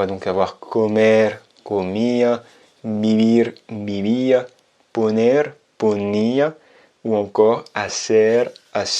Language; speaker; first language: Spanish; non-native, fluent; French